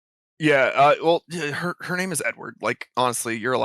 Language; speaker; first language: English; native; English